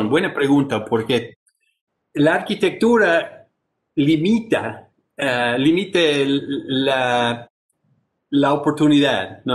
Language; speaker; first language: Spanish; non-native, fluent; English